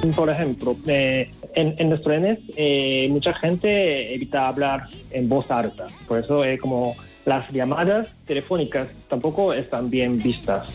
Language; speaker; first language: Spanish; non-native, fluent; Japanese